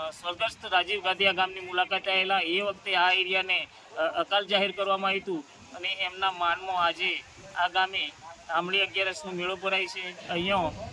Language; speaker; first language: Gujarati; native; Gujarati